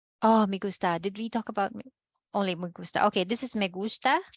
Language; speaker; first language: Spanish; non-native, fluent; Filipino